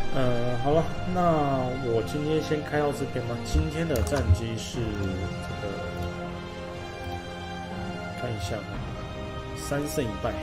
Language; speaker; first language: Chinese; native; Chinese